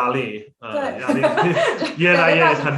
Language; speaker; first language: Chinese; non-native, learner; English